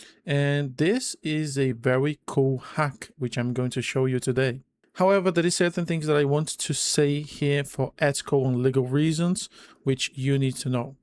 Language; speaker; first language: English; non-native, fluent; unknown